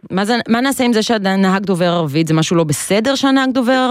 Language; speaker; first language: Hebrew; native; Hebrew